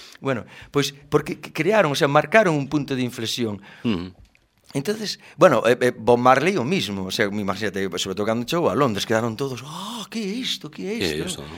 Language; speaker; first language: Galician; native; Galician